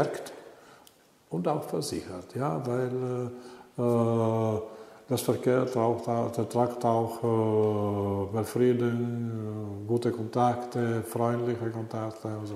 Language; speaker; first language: German; non-native, learner; Italian